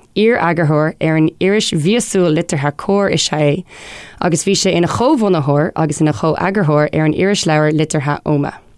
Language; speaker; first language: Irish; non-native, local second language; English